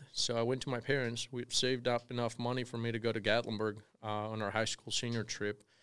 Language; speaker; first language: English; non-native, fluent; Spanish